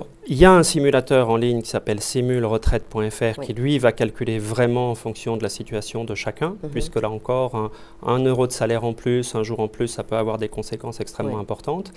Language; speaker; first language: French; native; French